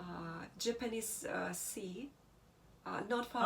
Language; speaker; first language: English; non-native, learner; Russian